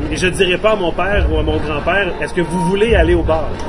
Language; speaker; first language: French; native; French